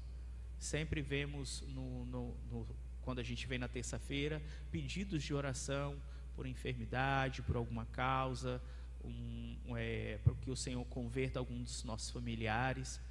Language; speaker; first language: Portuguese; native; Portuguese